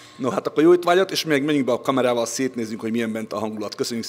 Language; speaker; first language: Hungarian; native; Hungarian